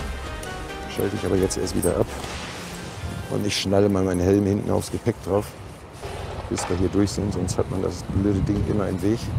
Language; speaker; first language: German; native; German